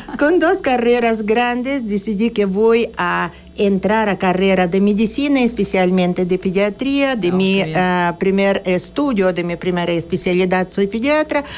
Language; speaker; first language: Spanish; non-native, fluent; Russian